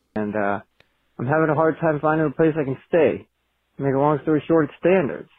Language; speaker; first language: English; native; English